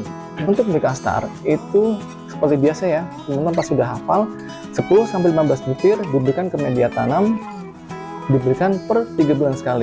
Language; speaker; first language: Indonesian; native; Indonesian